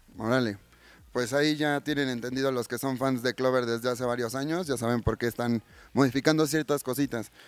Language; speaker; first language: Spanish; native; Spanish